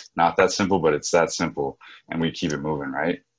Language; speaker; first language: English; native; English